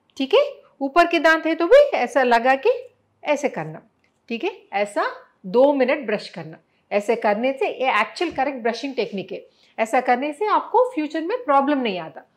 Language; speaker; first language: Hindi; non-native, local second language; Telugu